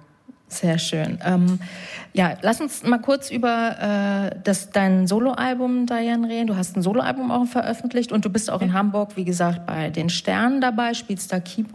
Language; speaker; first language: German; native; German